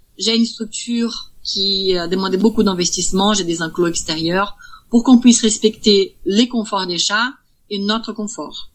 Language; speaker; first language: French; non-native, fluent; Portuguese